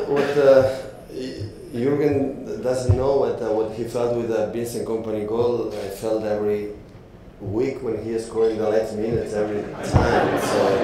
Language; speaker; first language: English; non-native, fluent; Spanish